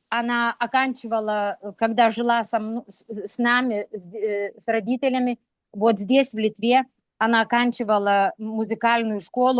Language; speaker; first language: Russian; non-native, local second language; Lithuanian